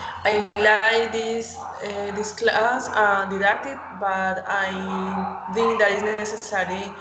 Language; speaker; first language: English; non-native, learner; Spanish